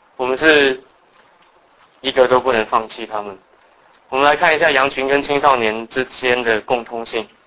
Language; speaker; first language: Chinese; early bilingual, other home language; Cantonese